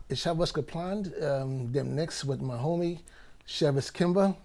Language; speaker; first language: German; non-native, fluent; English